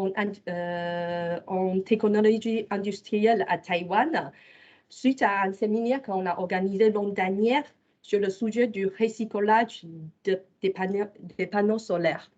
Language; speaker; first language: French; non-native, fluent; Chinese